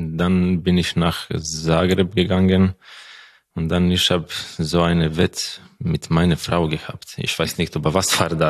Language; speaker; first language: German; non-native, learner; Croatian